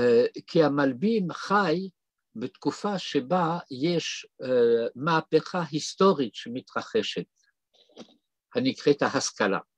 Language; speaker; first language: Hebrew; non-native, fluent; French